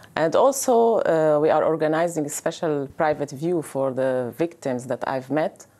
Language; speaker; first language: English; non-native, fluent; Arabic